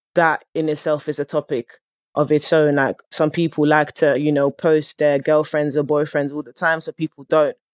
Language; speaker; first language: English; early bilingual, other home language; Dutch